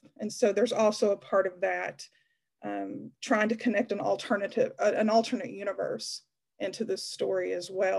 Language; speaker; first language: English; native; English